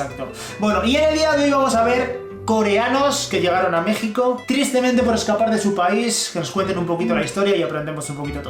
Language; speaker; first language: Spanish; native; Spanish